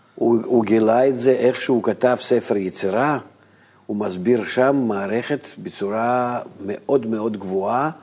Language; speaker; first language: Hebrew; non-native, fluent; Russian